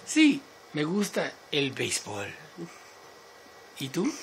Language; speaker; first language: Spanish; non-native, learner; English